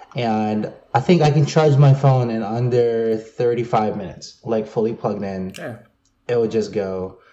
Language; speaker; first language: English; native; English